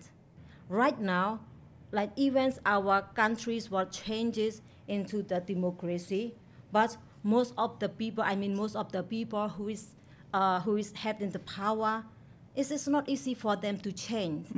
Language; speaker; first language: English; non-native, learner; Burmese